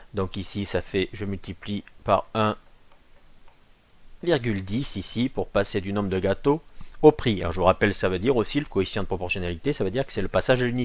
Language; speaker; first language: French; native; French